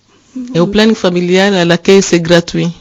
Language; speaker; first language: French; non-native, learner; Rundi